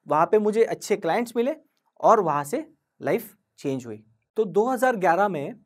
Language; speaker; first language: Hindi; non-native, local second language; Marathi